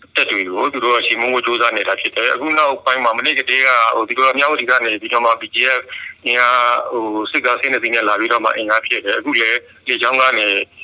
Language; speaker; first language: Burmese; native; Burmese